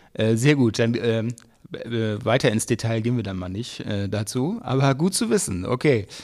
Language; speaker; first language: German; native; German